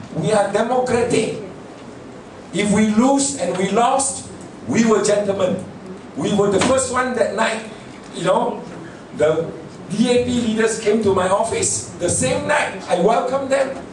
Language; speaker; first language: English; non-native, local second language; Min Nan Chinese